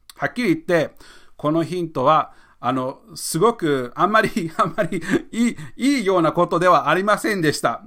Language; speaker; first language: Japanese; non-native, fluent; English